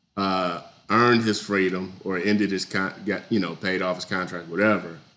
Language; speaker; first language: English; native; English